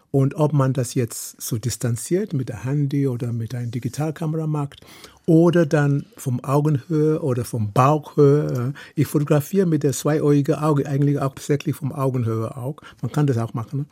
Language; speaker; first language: German; non-native, fluent; Yoruba